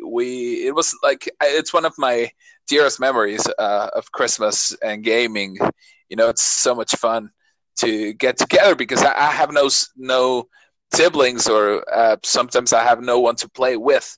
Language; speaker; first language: English; non-native, fluent; Spanish